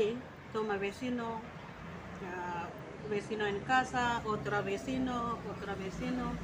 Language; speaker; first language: Spanish; non-native, learner; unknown